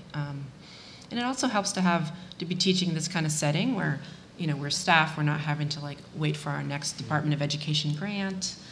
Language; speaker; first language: English; native; English